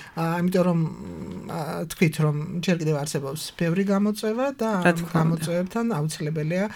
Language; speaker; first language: Georgian; native; Georgian